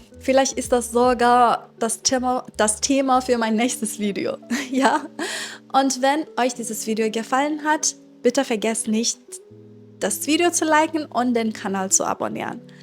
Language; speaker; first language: German; non-native, fluent; Persian